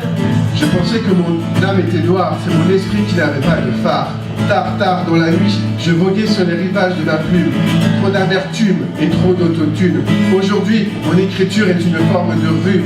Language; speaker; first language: French; native; French